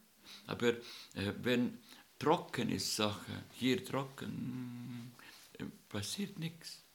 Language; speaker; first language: German; non-native, learner; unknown